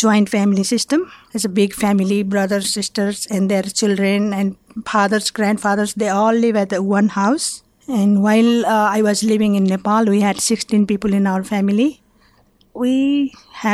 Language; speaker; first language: English; non-native, fluent; Nepali